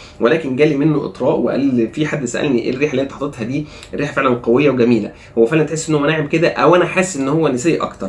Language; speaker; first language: Arabic; native; Arabic